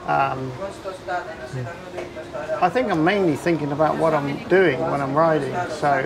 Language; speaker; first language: English; native; English